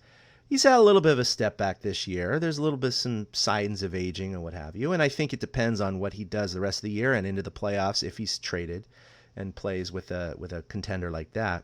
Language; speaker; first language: English; native; English